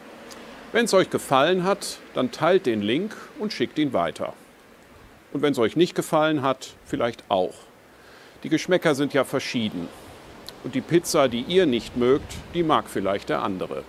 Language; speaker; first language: German; native; German